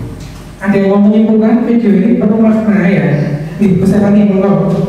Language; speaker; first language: Indonesian; native; Indonesian